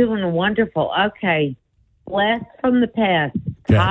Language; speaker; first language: English; native; English